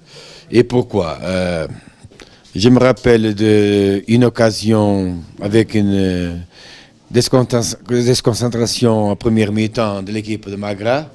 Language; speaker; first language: French; non-native, fluent; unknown